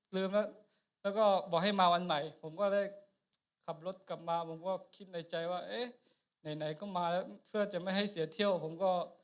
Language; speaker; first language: Thai; non-native, local second language; Akha